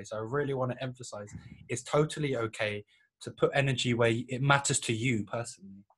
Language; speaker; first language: English; native; English